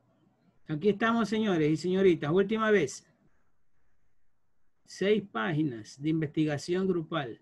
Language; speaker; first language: Spanish; native; Spanish